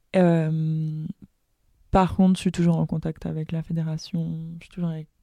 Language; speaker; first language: French; native; French